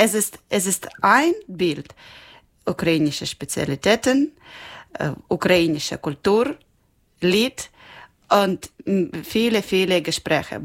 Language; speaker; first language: German; non-native, learner; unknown